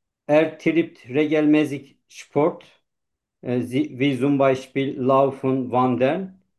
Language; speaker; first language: German; non-native, learner; Turkish